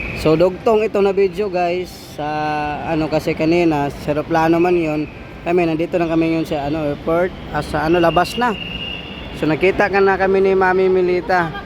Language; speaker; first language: Filipino; non-native, local second language; Cebuano